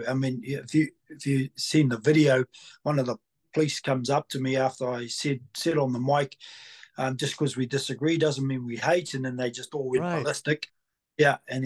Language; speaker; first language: English; native; English